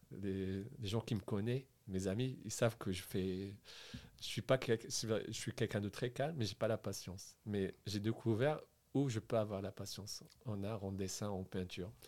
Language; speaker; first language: French; non-native, local second language; Arabic